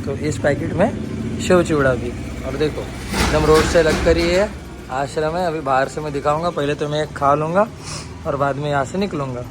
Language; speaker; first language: Hindi; non-native, local second language; Marathi